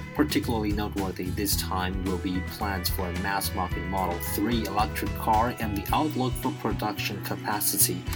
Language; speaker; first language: English; non-native, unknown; Chinese